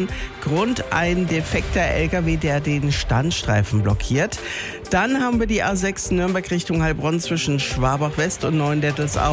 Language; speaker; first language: German; native; German